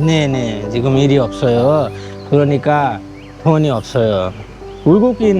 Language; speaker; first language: Korean; non-native, learner; Bangla